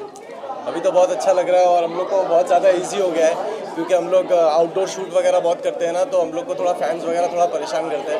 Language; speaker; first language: Hindi; native; Hindi